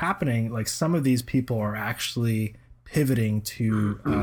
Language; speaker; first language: English; early bilingual, other home language; Spanish